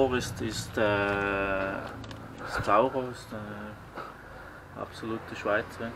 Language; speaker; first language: German; native; German